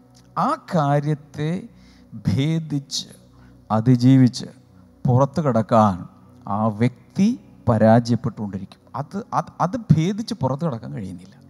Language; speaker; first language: Malayalam; native; Malayalam